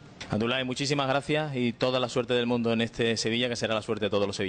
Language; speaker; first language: Spanish; native; Spanish